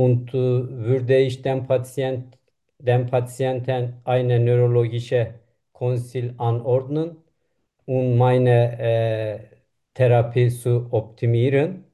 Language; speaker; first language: German; non-native, learner; Turkish